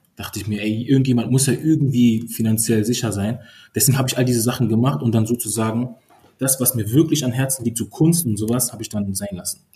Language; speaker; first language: German; early bilingual, other home language; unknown